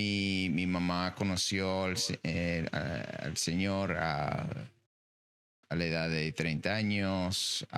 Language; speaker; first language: Spanish; non-native, fluent; English